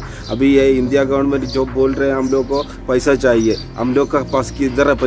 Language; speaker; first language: Hindi; non-native, local second language; Malayalam